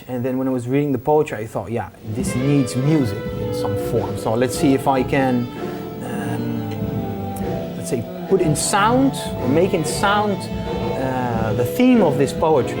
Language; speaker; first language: English; non-native, fluent; Dutch